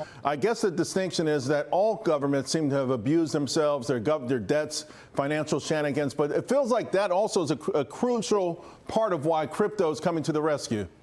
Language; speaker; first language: English; native; English